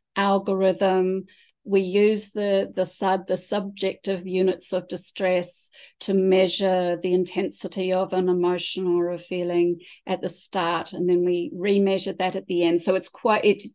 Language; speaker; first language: English; native; English